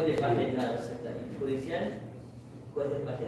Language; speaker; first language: Spanish; native; Spanish